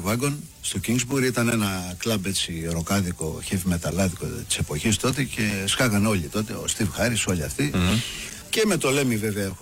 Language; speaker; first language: Greek; non-native, local second language; English